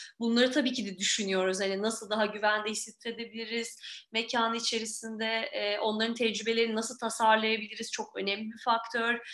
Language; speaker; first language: Turkish; native; Turkish